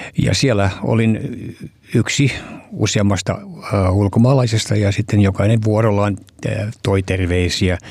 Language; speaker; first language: Finnish; early bilingual, heritage; Finnish